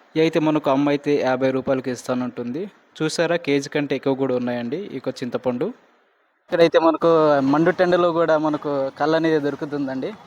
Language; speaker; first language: Telugu; non-native, local second language; Koya